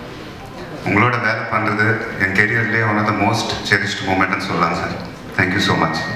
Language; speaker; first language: Tamil; non-native, local second language; Telugu